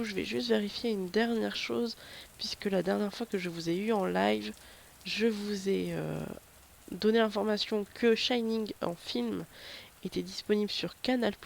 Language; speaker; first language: French; native; French